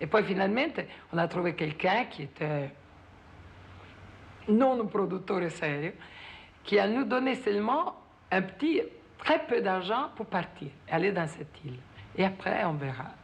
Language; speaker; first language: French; non-native, fluent; Italian